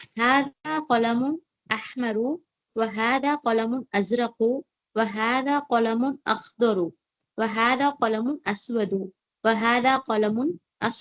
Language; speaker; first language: Arabic; non-native, learner; Tamil